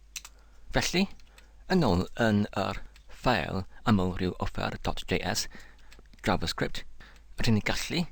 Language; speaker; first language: Welsh; non-native, learner; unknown